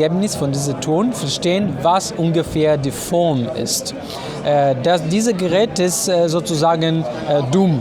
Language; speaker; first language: German; non-native, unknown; Italian